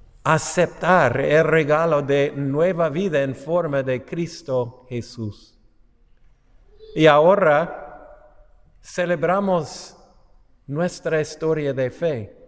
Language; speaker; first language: Spanish; non-native, fluent; English